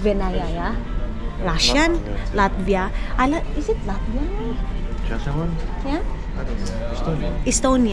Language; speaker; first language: English; non-native, learner; Filipino